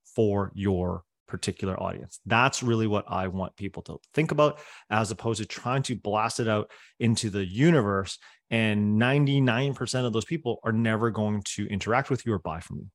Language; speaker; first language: English; non-native, fluent; Cantonese